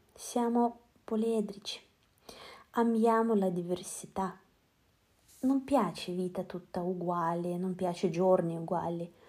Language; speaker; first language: Italian; non-native, learner; Russian